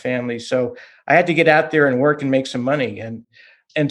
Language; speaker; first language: English; early bilingual, other home language; Hungarian